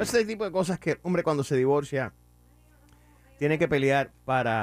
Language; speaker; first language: Spanish; native; Spanish